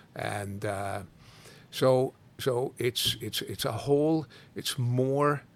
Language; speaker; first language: English; non-native, fluent; Swiss German